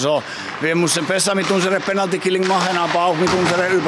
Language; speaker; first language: German; non-native, fluent; Finnish